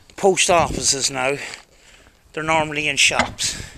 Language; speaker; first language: English; native; English